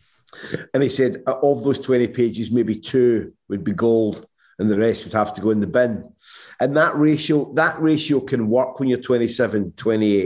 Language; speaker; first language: English; native; English